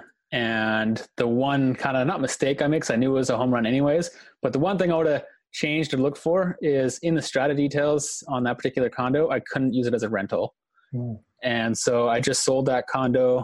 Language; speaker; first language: English; native; English